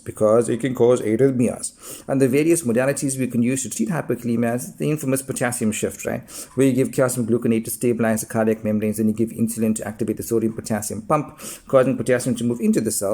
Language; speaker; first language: English; native; English